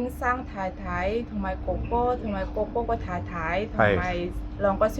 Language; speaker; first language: Cantonese; non-native, learner; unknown